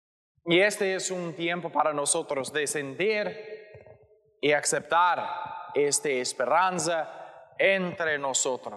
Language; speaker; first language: Spanish; non-native, learner; English